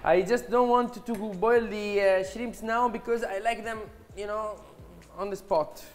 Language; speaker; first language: English; non-native, fluent; Italian